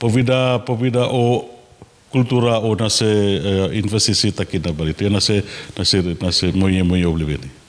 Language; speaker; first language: Czech; non-native, learner; Balinese